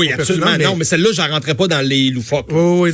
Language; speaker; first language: French; native; French